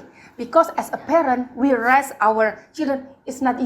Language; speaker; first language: English; non-native, learner; Indonesian